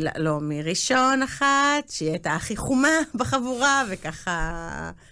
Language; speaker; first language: Hebrew; early bilingual, other home language; English